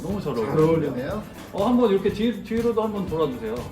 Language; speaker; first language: Korean; native; Korean